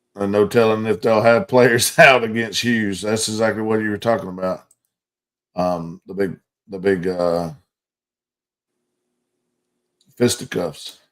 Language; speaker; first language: English; native; English